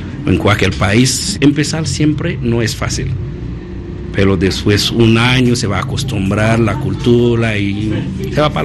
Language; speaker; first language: Spanish; non-native, learner; Haitian Creole